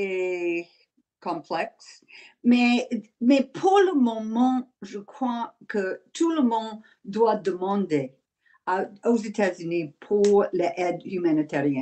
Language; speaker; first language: French; non-native, learner; English